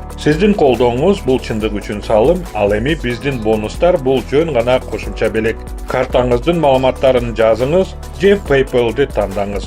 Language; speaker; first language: Kyrgyz; native; Kyrgyz